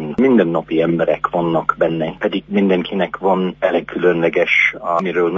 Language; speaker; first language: Hungarian; non-native, fluent; English